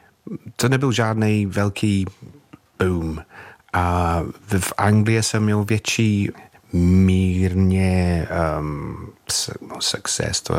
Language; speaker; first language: Czech; non-native, fluent; English